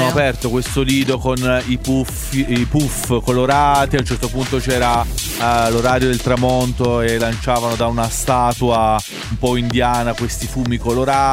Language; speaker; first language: Italian; native; Italian